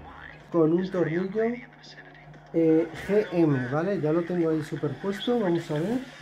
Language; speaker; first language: Spanish; native; Spanish